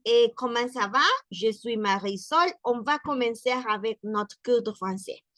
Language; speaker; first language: French; non-native, learner; Spanish